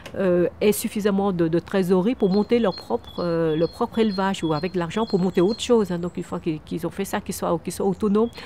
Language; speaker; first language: French; early bilingual, other home language; Vietnamese